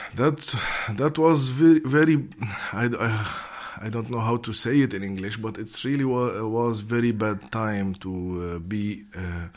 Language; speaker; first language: English; non-native, learner; Arabic